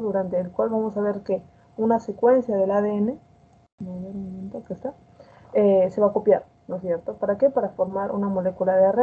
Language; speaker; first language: Spanish; native; Spanish